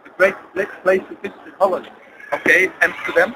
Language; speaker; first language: English; non-native, learner; Dutch